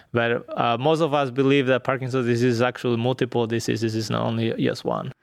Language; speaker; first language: English; non-native, fluent; Spanish